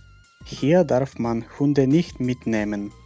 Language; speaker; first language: German; non-native, fluent; Macedonian